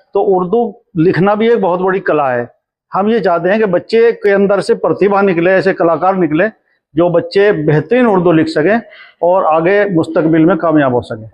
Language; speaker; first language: Hindi; native; Hindi